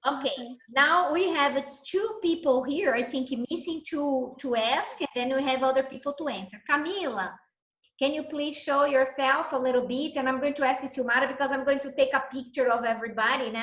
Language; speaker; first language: English; non-native, fluent; Portuguese